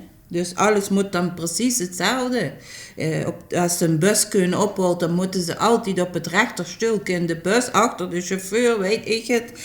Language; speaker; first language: Dutch; native; Dutch